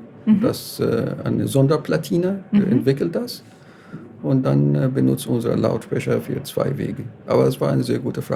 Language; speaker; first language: German; non-native, fluent; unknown